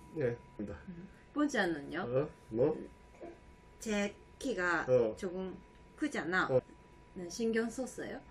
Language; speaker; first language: Korean; non-native, learner; Japanese